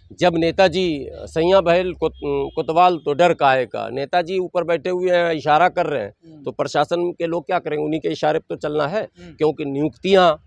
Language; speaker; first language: Hindi; native; Hindi